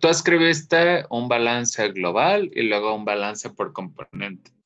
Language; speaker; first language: Spanish; native; Spanish